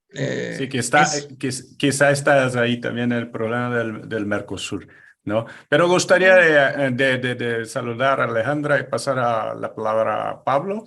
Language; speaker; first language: Spanish; non-native, fluent; Portuguese